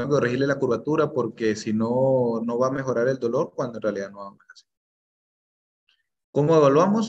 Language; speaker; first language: Spanish; native; Spanish